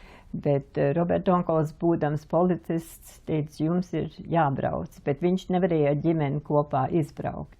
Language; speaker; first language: Latvian; early bilingual, heritage; Latvian